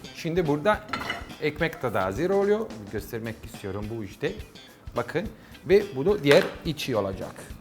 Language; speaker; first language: Turkish; non-native, learner; Italian